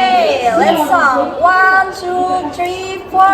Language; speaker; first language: English; non-native, learner; Indonesian